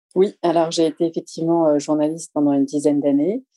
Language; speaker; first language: French; native; French